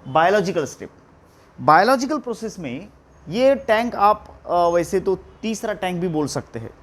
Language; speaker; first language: Hindi; non-native, local second language; Marathi